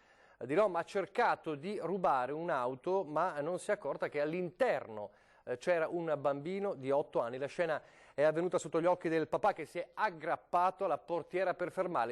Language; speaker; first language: Italian; native; Italian